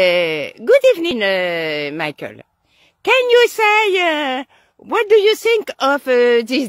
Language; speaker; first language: English; non-native, fluent; French